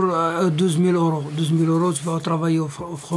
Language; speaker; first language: French; non-native, learner; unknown